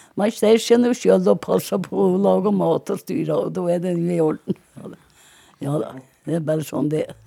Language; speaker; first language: Norwegian; native; Norwegian